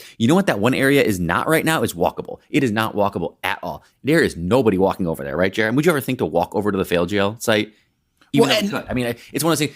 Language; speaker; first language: English; native; English